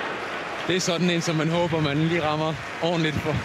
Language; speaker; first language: Danish; native; Danish